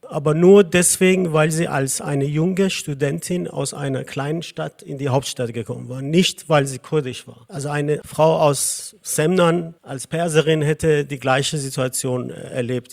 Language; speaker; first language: German; non-native, fluent; Persian